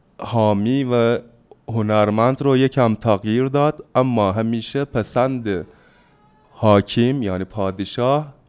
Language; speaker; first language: Persian; non-native, fluent; Turkish